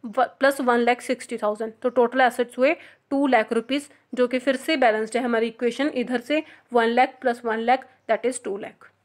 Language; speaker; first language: Hindi; non-native, local second language; Punjabi